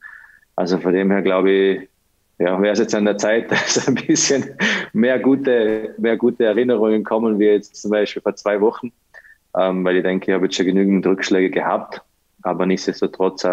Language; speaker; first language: German; native; German